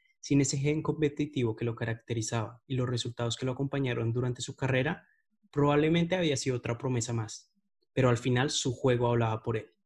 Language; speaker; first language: Spanish; native; Spanish